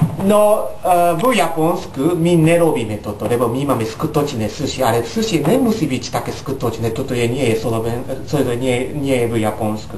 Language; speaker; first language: Slovak; non-native, learner; Japanese